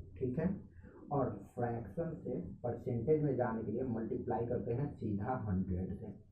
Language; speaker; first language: Hindi; native; Hindi